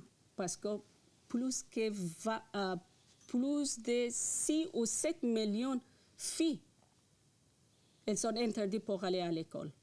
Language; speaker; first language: French; non-native, learner; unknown